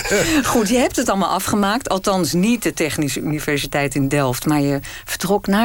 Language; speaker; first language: Dutch; native; Dutch